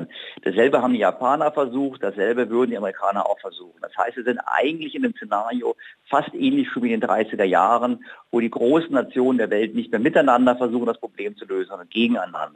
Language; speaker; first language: German; native; German